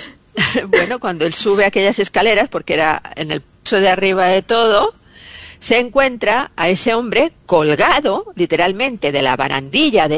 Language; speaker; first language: Spanish; native; Spanish